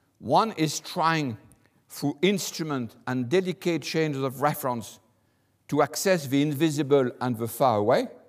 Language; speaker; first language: English; non-native, fluent; French